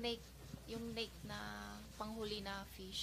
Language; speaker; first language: Filipino; non-native, learner; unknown